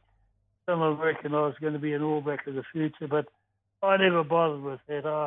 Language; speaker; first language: English; native; English